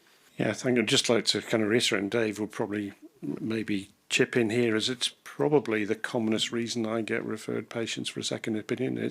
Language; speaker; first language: English; native; English